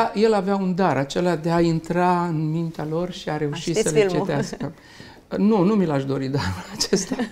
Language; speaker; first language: Romanian; native; Romanian